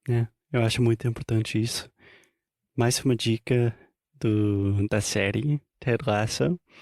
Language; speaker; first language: Portuguese; non-native, fluent; English